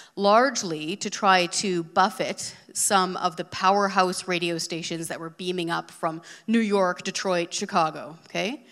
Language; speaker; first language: English; native; English